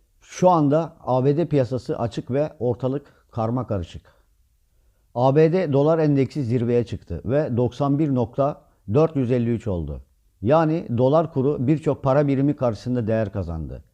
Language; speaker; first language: Turkish; native; Turkish